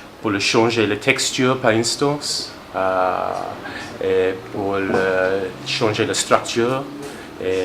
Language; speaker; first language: French; non-native, learner; English